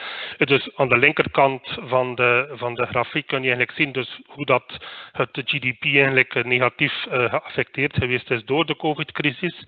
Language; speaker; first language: Dutch; native; Dutch